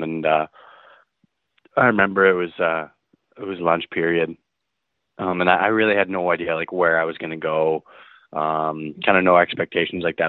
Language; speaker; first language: English; native; English